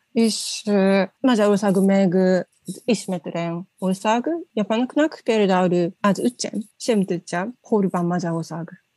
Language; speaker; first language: Hungarian; non-native, learner; Japanese